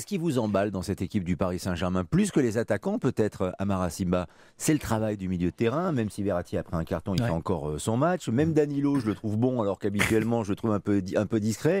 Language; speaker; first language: French; native; French